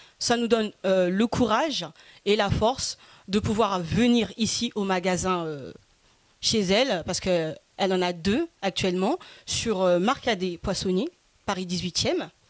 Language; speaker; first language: French; early bilingual, other home language; Lingala